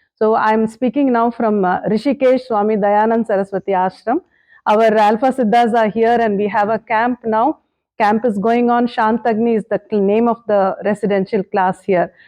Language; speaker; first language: English; non-native, local second language; Tamil